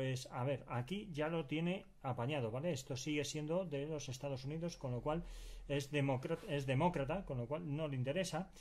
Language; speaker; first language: Spanish; native; Spanish